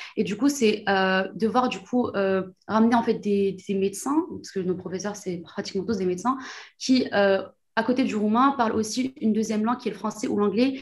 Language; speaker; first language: French; non-native, local second language; Arabic